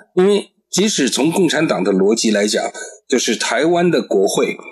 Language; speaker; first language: Chinese; native; Chinese